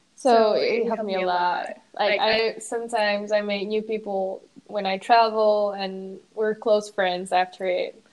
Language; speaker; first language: English; non-native, fluent; Arabic